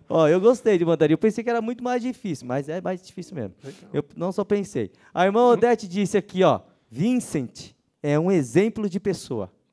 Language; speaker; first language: Portuguese; native; Portuguese